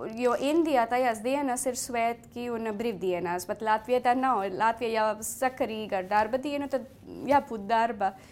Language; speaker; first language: Latvian; non-native, fluent; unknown